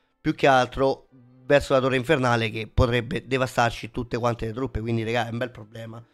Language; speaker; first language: Italian; native; Italian